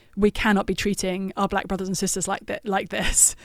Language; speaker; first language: English; native; English